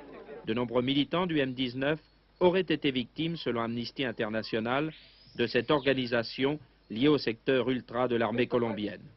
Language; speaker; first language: French; native; French